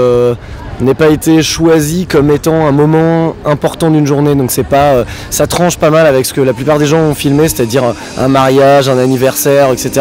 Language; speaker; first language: French; native; French